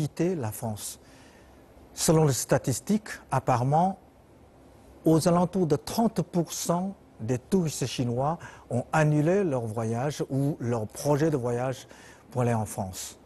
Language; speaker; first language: French; non-native, fluent; Chinese